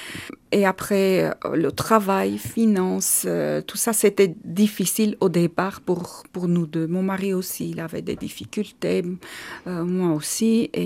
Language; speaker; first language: French; non-native, learner; Armenian